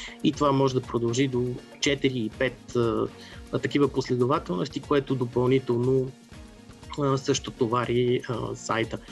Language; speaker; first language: Bulgarian; native; Bulgarian